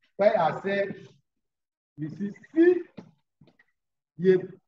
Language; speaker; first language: English; non-native, local second language; Akan